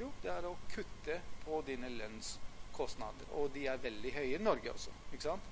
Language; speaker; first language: Norwegian; non-native, fluent; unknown